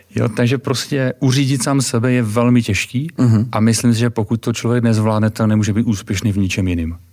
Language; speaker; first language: Czech; native; Czech